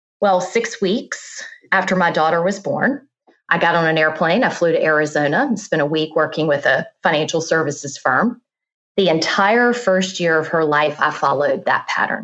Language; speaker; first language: English; native; English